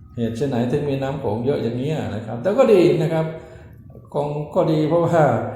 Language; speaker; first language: Thai; native; Thai